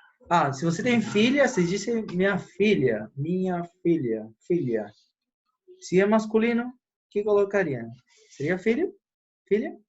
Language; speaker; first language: Portuguese; non-native, fluent; Spanish